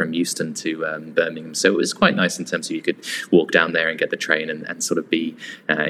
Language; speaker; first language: English; native; English